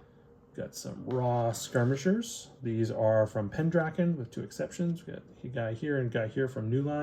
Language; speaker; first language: English; native; English